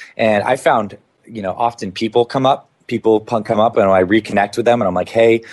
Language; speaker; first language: English; native; English